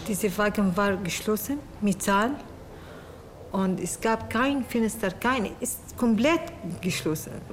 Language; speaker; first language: German; non-native, learner; Arabic